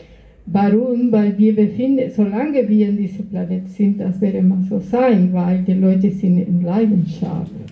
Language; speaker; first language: German; non-native, fluent; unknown